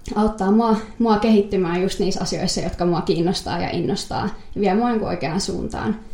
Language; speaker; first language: Finnish; native; Finnish